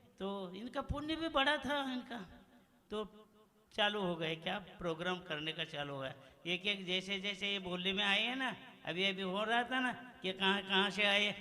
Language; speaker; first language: Hindi; non-native, local second language; Kannada